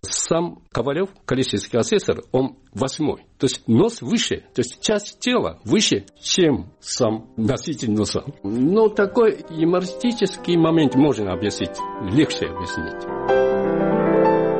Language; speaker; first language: Russian; non-native, fluent; Japanese